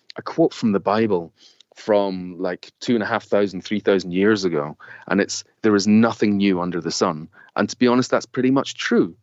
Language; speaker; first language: English; native; English